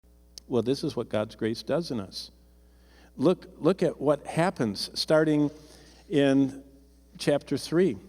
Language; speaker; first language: English; native; English